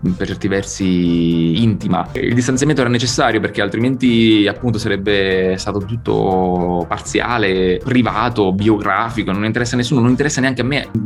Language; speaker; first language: Italian; native; Italian